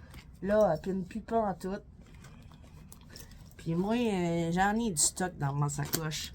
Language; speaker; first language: French; native; French